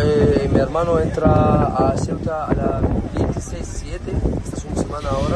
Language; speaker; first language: Spanish; non-native, learner; Arabic